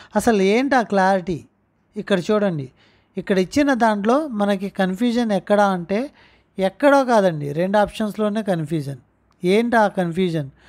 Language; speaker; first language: Telugu; non-native, local second language; Urdu